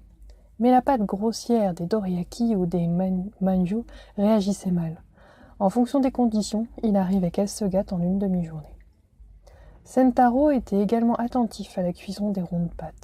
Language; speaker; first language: French; native; French